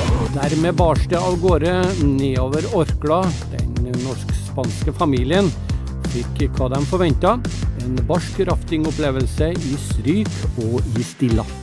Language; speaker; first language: Norwegian; native; Norwegian